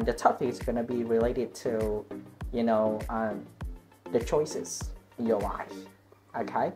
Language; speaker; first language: English; non-native, learner; Vietnamese